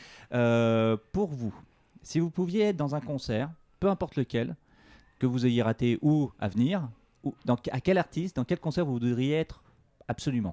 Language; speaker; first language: French; native; French